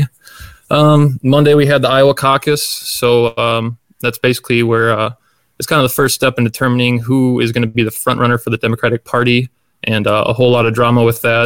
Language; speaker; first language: English; native; English